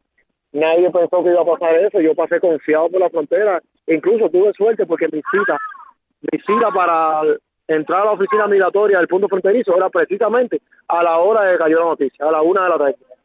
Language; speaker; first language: Spanish; native; Spanish